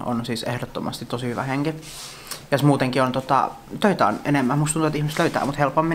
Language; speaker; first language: Finnish; native; Finnish